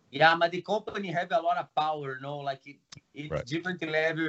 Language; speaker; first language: English; non-native, learner; Portuguese